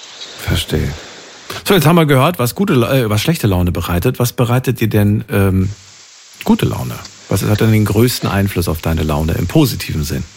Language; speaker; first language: German; native; German